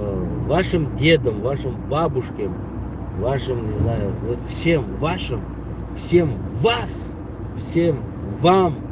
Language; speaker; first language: Russian; non-native, local second language; Tajik